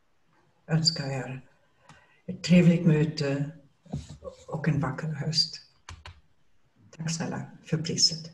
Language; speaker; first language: Swedish; non-native, fluent; German